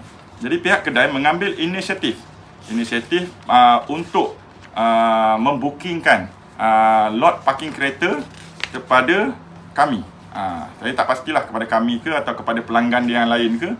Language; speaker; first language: Malay; native; Malay